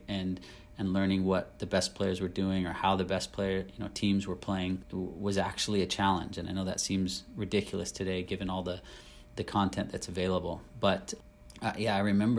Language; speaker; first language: English; native; English